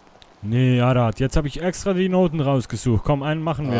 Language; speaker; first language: German; native; German